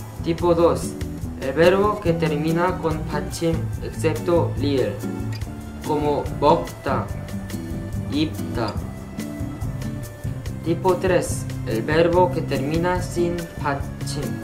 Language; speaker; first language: Spanish; non-native, fluent; Korean